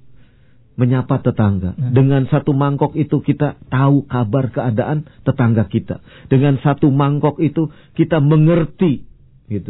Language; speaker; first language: Indonesian; native; Indonesian